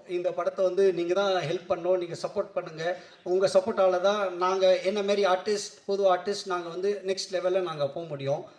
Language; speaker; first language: Tamil; non-native, local second language; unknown